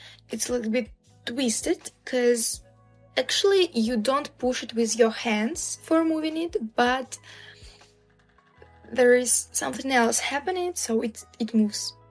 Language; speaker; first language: English; non-native, fluent; Russian